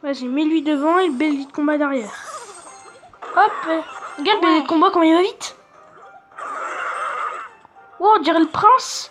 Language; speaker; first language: French; native; French